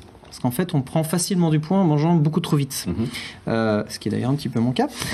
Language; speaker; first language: French; native; French